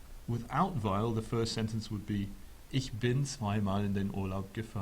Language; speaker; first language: German; non-native, fluent; English